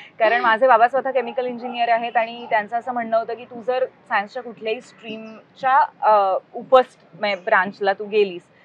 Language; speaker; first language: Marathi; native; Marathi